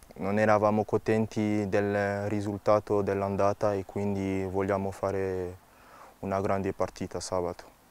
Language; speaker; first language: Italian; non-native, fluent; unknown